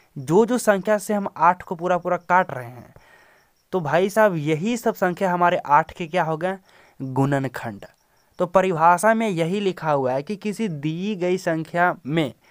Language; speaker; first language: Hindi; native; Hindi